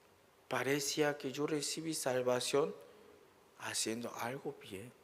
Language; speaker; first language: Spanish; non-native, learner; Korean